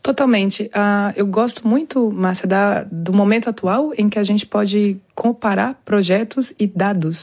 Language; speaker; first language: Portuguese; native; Portuguese